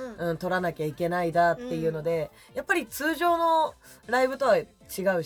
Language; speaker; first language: Japanese; native; Japanese